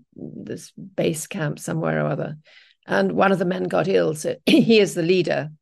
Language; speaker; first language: English; native; English